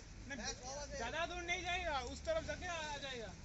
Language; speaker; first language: Hindi; non-native, local second language; Bangla